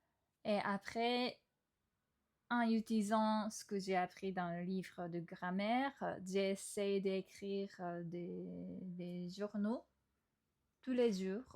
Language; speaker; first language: French; non-native, fluent; Japanese